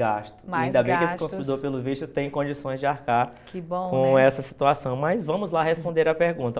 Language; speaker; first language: Portuguese; native; Portuguese